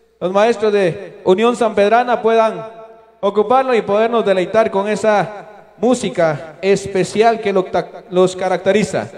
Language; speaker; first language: Spanish; non-native, local second language; Kaqchikel